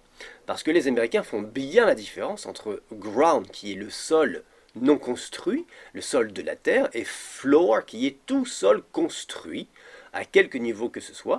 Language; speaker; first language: French; native; French